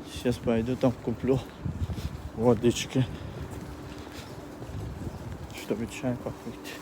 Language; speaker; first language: Russian; non-native, fluent; Tajik